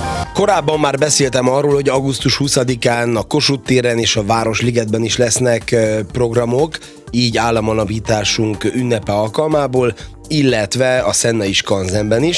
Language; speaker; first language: Hungarian; native; Hungarian